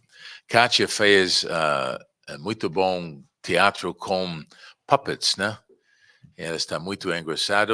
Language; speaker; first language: Portuguese; non-native, fluent; English